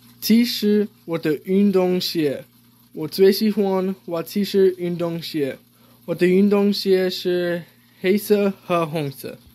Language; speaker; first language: Chinese; non-native, learner; English